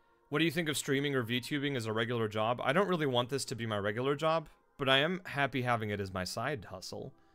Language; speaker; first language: English; early bilingual, other home language; Spanish